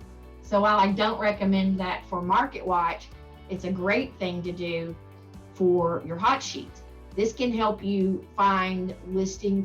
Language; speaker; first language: English; native; English